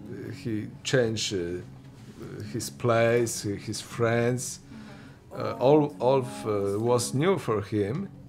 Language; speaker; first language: English; non-native, learner; Polish